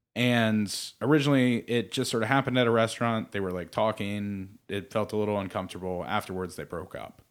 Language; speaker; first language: English; native; English